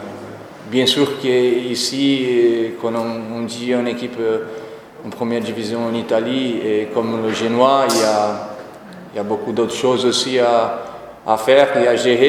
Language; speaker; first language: French; non-native, fluent; Portuguese